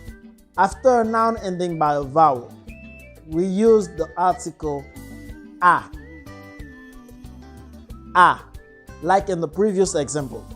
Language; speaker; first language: English; non-native, fluent; Haitian Creole